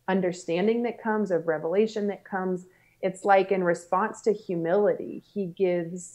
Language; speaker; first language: English; native; English